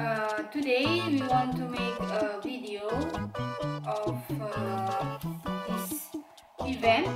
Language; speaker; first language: English; non-native, fluent; Indonesian